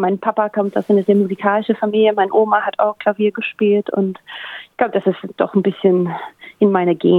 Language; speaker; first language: German; native; German